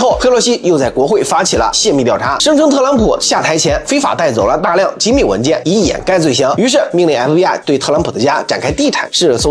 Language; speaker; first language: Chinese; native; Chinese